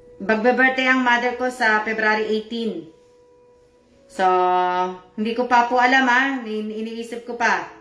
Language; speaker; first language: Filipino; native; Filipino